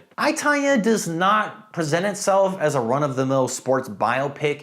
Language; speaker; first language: English; native; English